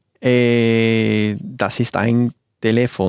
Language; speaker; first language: German; non-native, learner; Spanish